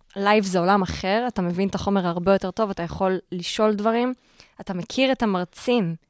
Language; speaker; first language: Hebrew; native; Hebrew